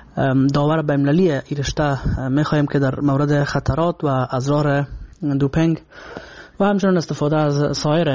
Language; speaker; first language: Persian; native; Persian